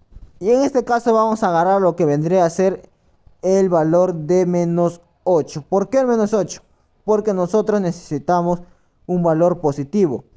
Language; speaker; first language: Spanish; native; Spanish